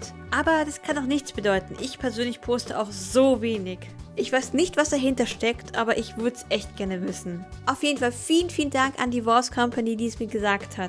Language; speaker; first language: German; native; German